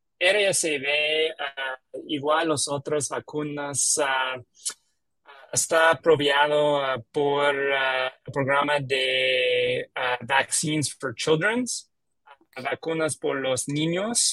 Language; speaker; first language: Spanish; non-native, learner; English